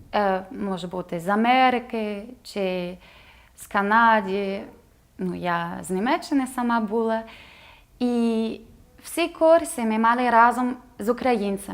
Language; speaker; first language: Ukrainian; non-native, fluent; German